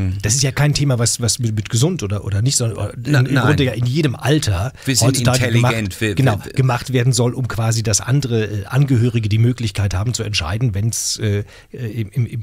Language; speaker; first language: German; native; German